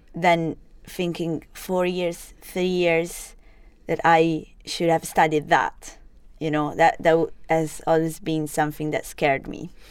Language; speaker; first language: English; non-native, fluent; Italian